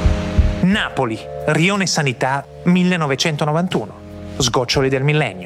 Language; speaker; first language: Italian; native; Italian